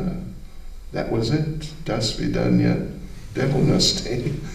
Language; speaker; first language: Russian; non-native, learner; English